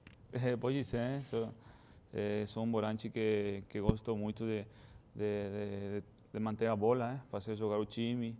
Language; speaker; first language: Portuguese; non-native, fluent; Spanish